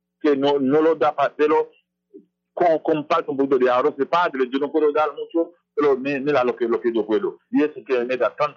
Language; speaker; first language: Spanish; non-native, fluent; Haitian Creole